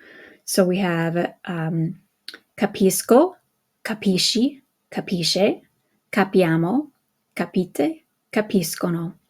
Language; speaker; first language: Italian; non-native, fluent; English